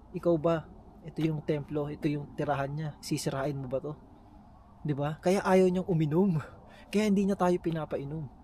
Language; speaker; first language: Filipino; native; Filipino